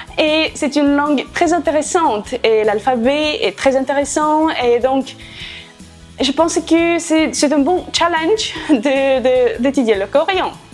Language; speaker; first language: French; non-native, fluent; Russian